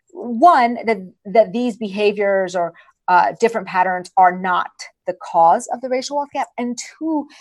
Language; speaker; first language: English; early bilingual, other home language; Persian